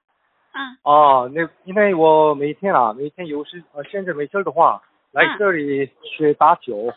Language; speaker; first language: Chinese; non-native, learner; Korean